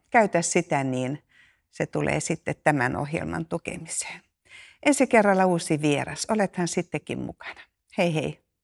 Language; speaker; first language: Finnish; native; Finnish